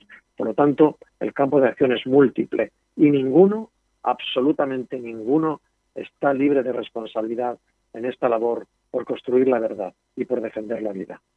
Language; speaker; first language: Spanish; native; Spanish